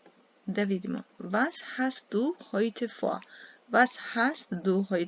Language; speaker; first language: German; non-native, fluent; Serbian